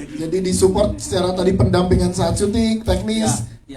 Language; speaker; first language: Indonesian; native; Indonesian